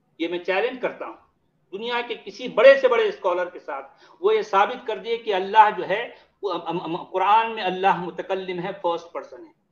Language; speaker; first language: Hindi; native; Hindi